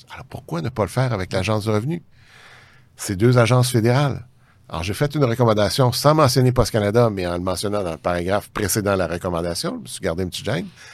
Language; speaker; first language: French; native; French